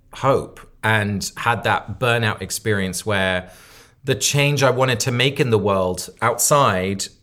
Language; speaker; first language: English; native; English